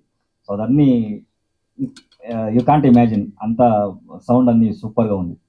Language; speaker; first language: Telugu; non-native, learner; Kannada